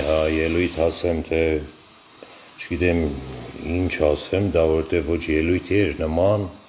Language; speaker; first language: Armenian; native; Armenian